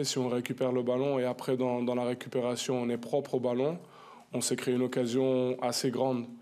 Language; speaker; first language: French; native; French